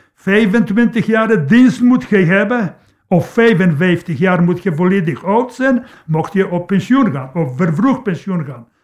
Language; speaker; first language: Dutch; non-native, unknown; Polish